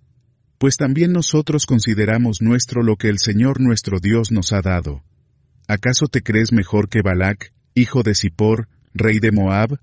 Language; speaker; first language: Spanish; native; Spanish